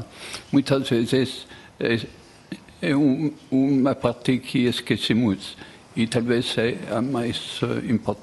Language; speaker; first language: Portuguese; non-native, fluent; French